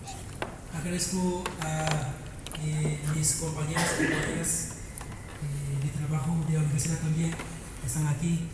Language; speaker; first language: Spanish; non-native, fluent; Haitian Creole